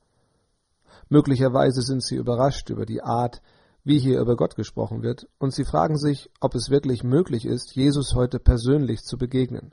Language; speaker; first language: German; native; German